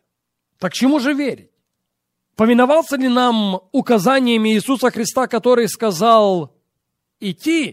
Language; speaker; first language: Russian; native; Russian